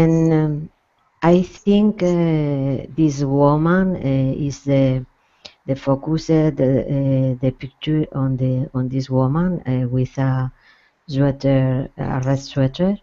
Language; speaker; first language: English; non-native, learner; Spanish